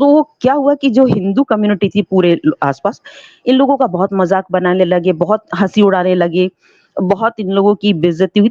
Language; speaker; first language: Hindi; native; Hindi